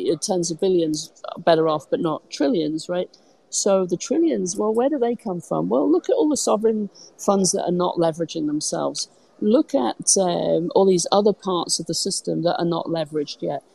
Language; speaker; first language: English; native; English